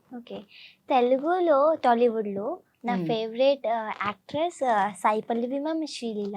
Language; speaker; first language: Telugu; non-native, learner; Hindi